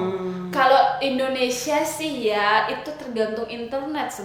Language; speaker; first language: Indonesian; native; Indonesian